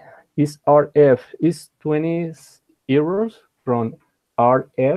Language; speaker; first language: English; non-native, learner; Spanish